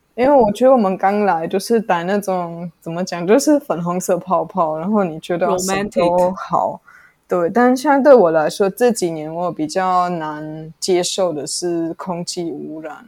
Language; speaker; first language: Chinese; non-native, fluent; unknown